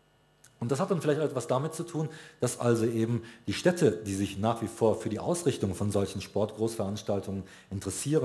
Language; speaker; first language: German; native; German